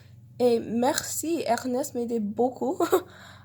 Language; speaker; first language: French; non-native, learner; English